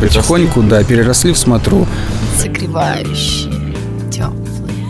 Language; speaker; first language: Russian; native; Russian